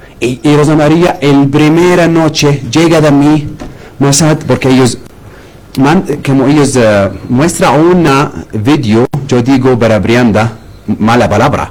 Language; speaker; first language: Spanish; non-native, learner; Arabic